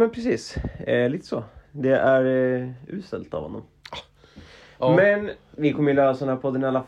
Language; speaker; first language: Swedish; native; Swedish